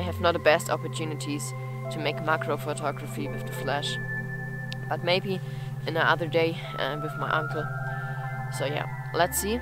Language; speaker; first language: English; non-native, fluent; German